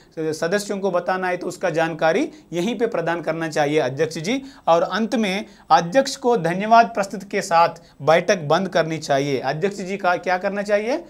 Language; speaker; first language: Hindi; non-native, local second language; Telugu